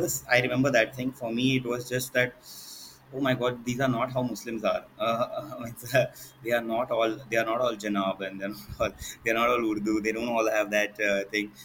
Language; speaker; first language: English; non-native, local second language; Hindi